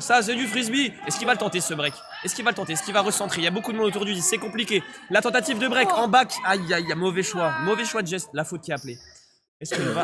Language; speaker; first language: French; native; French